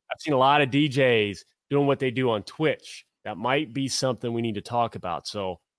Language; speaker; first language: English; native; English